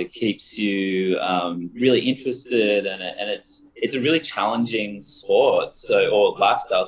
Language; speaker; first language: English; native; English